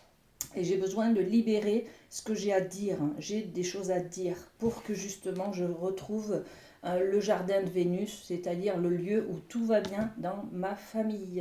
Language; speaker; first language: French; native; French